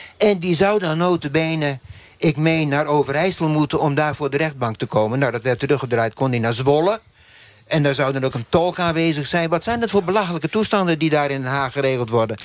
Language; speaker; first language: Dutch; non-native, local second language; Western Frisian